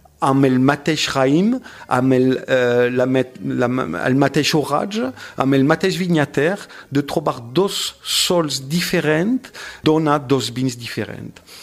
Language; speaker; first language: Catalan; non-native, fluent; French